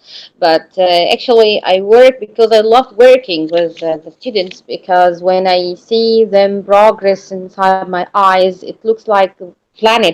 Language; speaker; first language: English; non-native, learner; Arabic